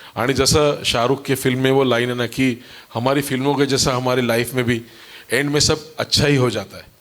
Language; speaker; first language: Hindi; non-native, local second language; Marathi